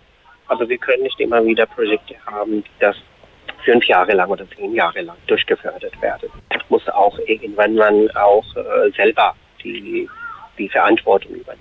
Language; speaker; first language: German; non-native, fluent; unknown